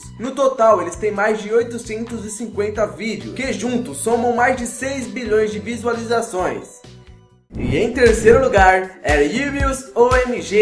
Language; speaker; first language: Portuguese; native; Portuguese